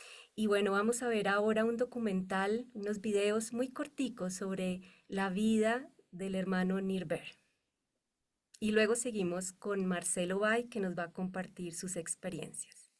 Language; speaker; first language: Spanish; native; Spanish